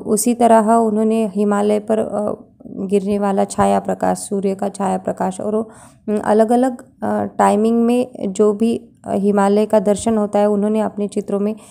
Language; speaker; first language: Hindi; non-native, local second language; Marathi